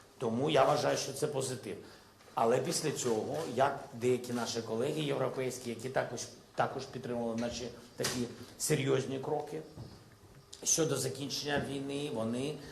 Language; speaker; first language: Ukrainian; non-native, local second language; Russian